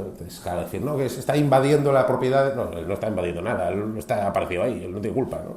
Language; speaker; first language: Spanish; native; Spanish